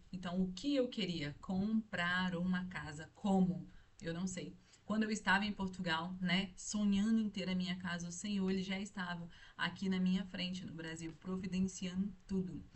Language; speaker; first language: Portuguese; native; Portuguese